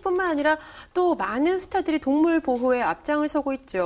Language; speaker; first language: Korean; native; Korean